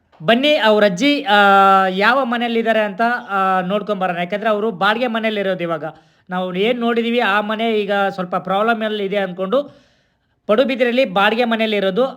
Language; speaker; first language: Kannada; native; Kannada